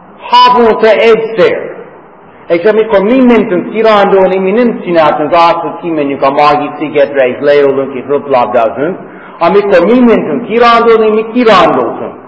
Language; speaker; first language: Hungarian; non-native, fluent; English